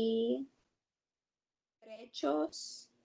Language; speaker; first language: Spanish; non-native, learner; English